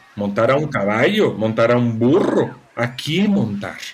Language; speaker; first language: Spanish; non-native, fluent; Portuguese